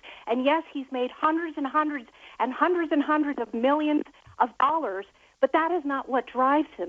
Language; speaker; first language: English; native; English